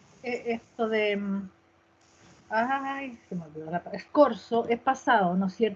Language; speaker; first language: Spanish; native; Spanish